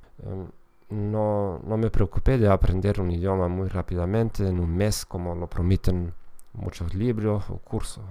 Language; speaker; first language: Spanish; non-native, fluent; German